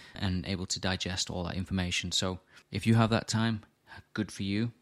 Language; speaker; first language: English; native; English